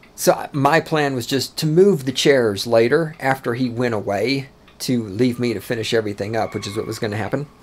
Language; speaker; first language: English; native; English